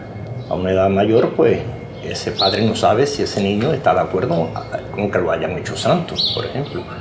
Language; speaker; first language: Spanish; native; Spanish